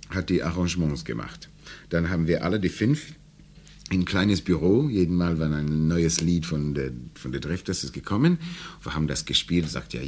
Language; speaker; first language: German; non-native, learner; English